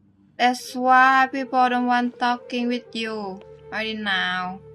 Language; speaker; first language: English; non-native, learner; Vietnamese